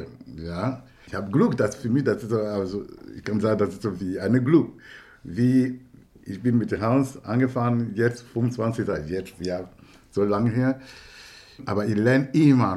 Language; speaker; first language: German; non-native, fluent; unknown